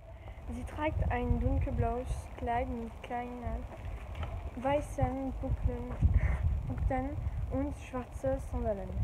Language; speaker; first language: German; non-native, learner; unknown